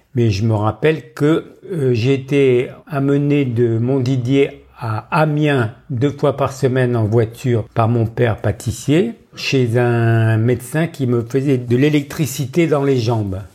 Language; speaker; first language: French; native; French